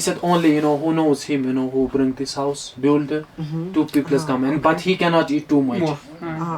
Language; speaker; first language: English; non-native, learner; Hindi